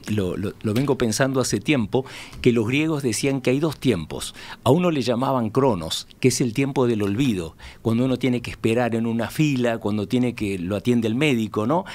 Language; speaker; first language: Spanish; native; Spanish